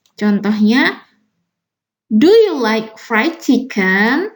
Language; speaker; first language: English; non-native, learner; Indonesian